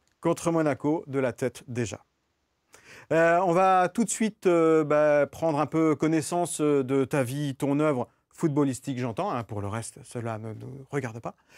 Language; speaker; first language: French; native; French